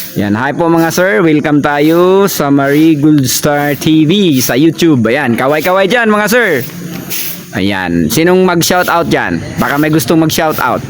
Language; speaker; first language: Filipino; non-native, local second language; Cebuano